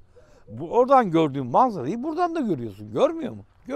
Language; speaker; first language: Turkish; native; Turkish